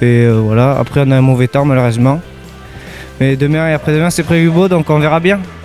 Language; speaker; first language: French; native; French